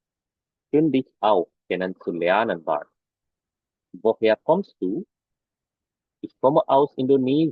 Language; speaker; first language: German; non-native, fluent; Indonesian